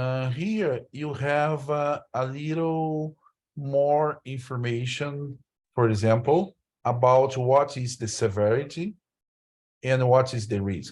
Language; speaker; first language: English; non-native, learner; Portuguese